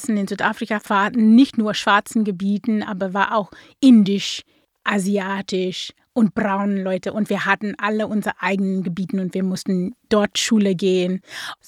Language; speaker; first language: German; non-native, fluent; Afrikaans